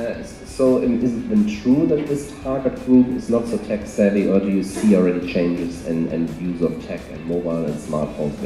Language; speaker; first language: English; non-native, fluent; German